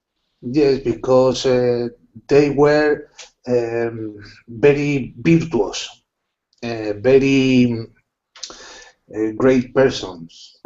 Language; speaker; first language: English; non-native, learner; Spanish